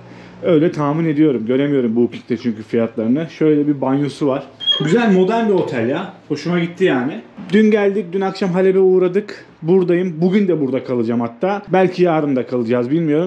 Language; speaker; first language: Turkish; native; Turkish